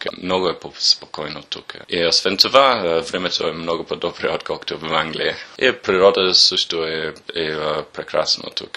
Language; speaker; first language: Bulgarian; non-native, learner; English